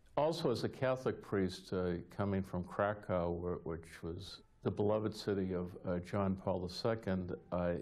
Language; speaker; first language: English; native; English